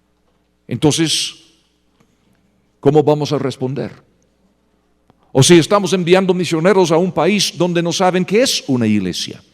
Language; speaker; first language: Spanish; non-native, fluent; English